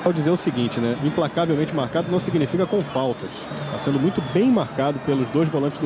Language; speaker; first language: Portuguese; native; Portuguese